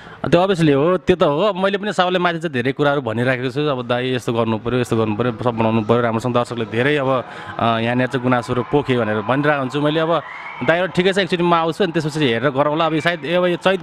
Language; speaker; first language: Nepali; native; Nepali